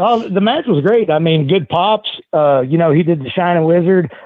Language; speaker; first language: English; native; English